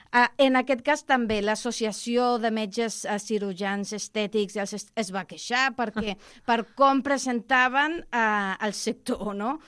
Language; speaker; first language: Catalan; non-native, local second language; Spanish